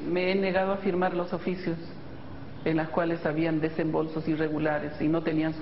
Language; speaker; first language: Spanish; native; Spanish